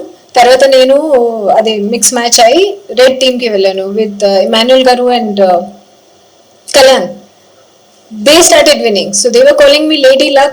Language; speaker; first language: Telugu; non-native, learner; Hindi